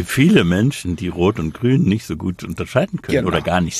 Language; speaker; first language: German; native; German